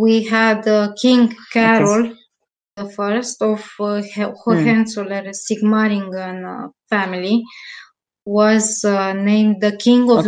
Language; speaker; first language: English; non-native, learner; Romanian